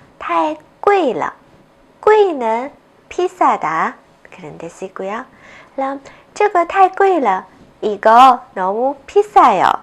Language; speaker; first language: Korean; non-native, fluent; Chinese